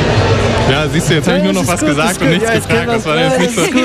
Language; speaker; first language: German; native; German